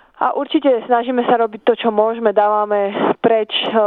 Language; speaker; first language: Slovak; early bilingual, heritage; Slovak